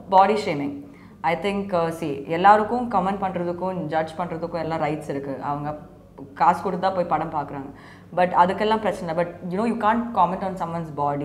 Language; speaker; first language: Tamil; non-native, fluent; Malayalam